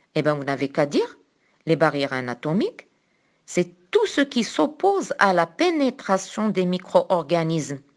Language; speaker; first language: French; non-native, local second language; Arabic